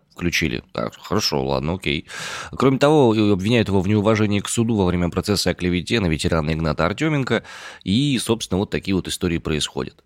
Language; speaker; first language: Russian; native; Russian